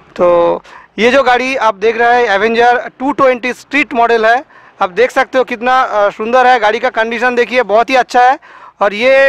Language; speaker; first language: Hindi; non-native, local second language; Bangla